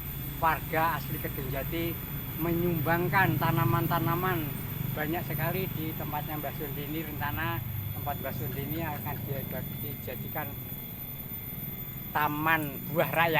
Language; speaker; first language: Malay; non-native, local second language; Javanese